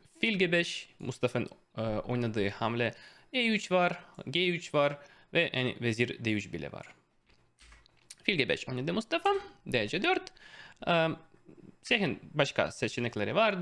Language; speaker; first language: Turkish; non-native, fluent; Russian